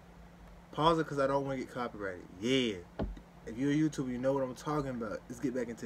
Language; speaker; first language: English; native; English